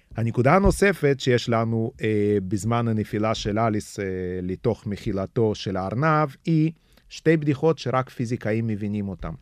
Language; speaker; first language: Hebrew; native; Hebrew